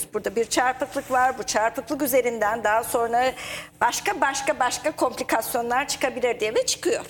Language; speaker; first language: Turkish; native; Turkish